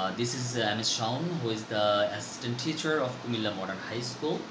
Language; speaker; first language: English; non-native, local second language; Bangla